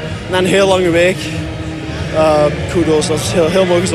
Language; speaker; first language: Dutch; non-native, local second language; French